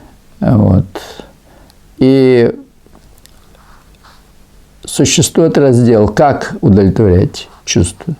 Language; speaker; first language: Russian; native; Russian